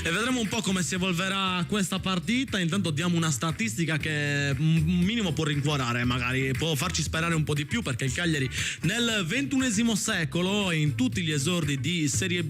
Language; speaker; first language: Italian; native; Italian